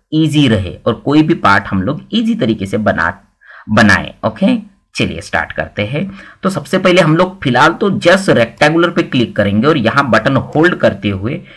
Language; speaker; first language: Hindi; non-native, local second language; Marathi